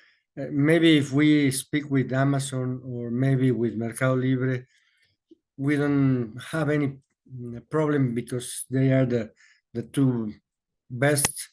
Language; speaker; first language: English; non-native, learner; Spanish